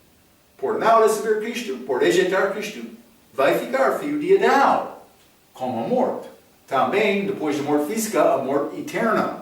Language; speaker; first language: Portuguese; non-native, fluent; English